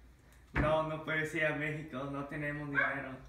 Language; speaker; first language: Spanish; non-native, learner; English